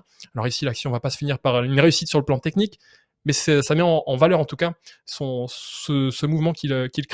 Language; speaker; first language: French; native; French